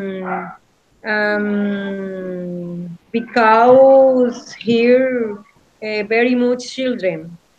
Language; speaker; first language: English; non-native, learner; Spanish